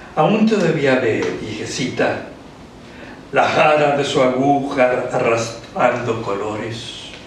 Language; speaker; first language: Spanish; early bilingual, heritage; Spanish